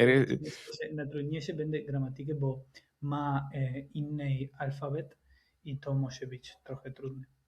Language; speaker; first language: Polish; non-native, learner; Spanish